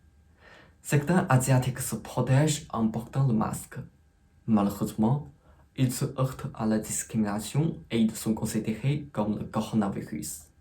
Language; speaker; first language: French; non-native, fluent; Chinese